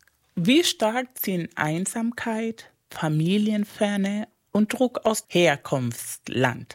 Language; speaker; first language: German; non-native, fluent; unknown